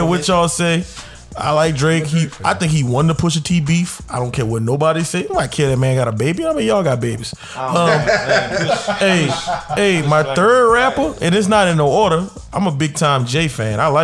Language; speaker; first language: English; native; English